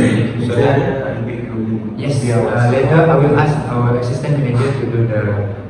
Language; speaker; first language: English; non-native, fluent; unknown